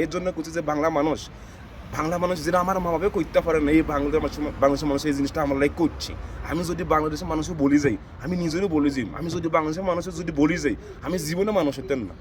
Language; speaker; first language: Bangla; non-native, fluent; Zulu